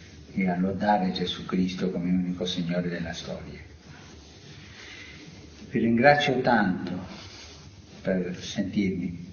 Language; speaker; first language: Italian; non-native, fluent; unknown